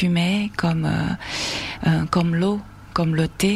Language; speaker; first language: French; non-native, fluent; Chinese